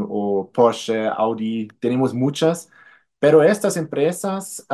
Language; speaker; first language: Spanish; non-native, fluent; German